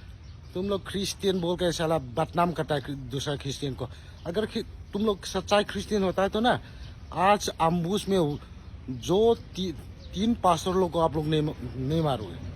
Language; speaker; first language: Hindi; non-native, local second language; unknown